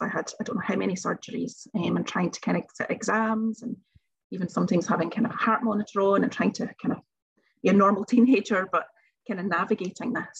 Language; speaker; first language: English; native; English